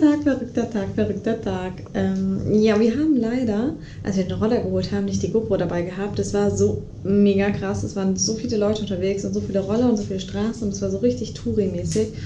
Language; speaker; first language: German; native; German